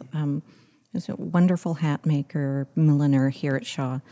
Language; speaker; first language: English; native; English